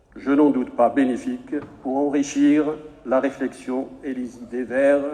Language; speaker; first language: French; non-native, local second language; Arabic